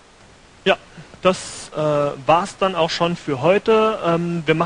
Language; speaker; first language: German; native; German